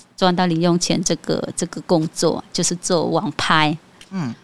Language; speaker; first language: Chinese; non-native, fluent; Khmer